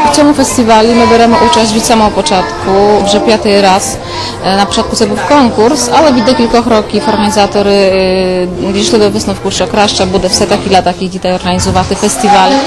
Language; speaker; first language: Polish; non-native, local second language; Ukrainian